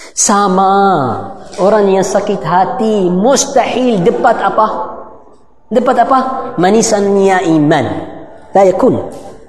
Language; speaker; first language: Malay; non-native, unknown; Arabic